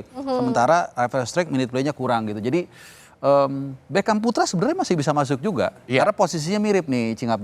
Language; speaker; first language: Indonesian; native; Indonesian